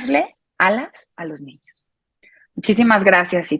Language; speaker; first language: Spanish; native; Spanish